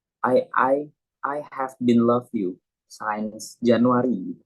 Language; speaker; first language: English; non-native, learner; Indonesian